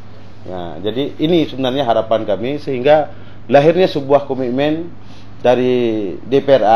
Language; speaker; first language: Indonesian; native; Indonesian